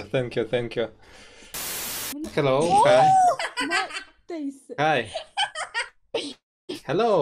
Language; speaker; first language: English; non-native, learner; Russian